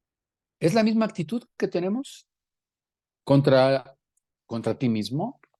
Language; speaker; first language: Spanish; native; Spanish